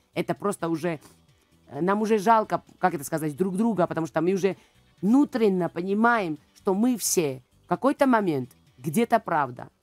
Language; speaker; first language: Russian; non-native, fluent; Georgian